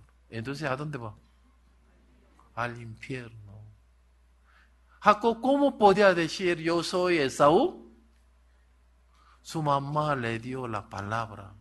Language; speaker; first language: Spanish; non-native, learner; Korean